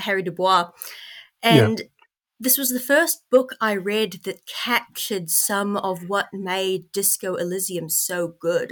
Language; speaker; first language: English; native; English